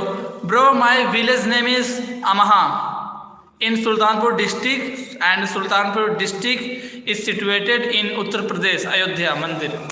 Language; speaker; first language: English; non-native, learner; Hindi